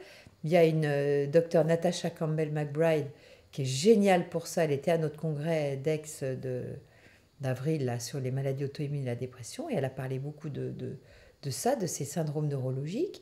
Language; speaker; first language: French; native; French